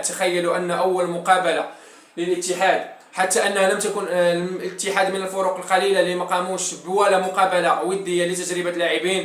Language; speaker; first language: Arabic; native; Arabic